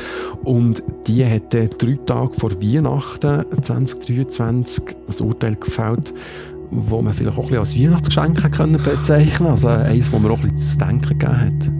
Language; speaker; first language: German; native; German